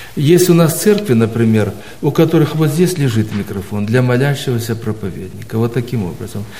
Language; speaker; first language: Russian; native; Russian